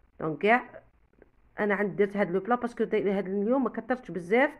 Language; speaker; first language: Arabic; native; Arabic